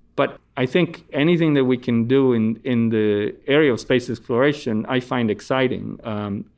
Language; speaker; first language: English; non-native, fluent; Italian